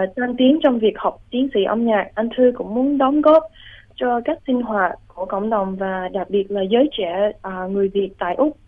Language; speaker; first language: Vietnamese; early bilingual, heritage; Vietnamese